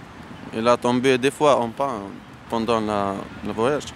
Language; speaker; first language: French; non-native, local second language; Arabic